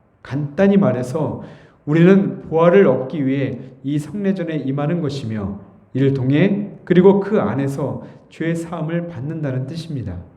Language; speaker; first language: Korean; native; Korean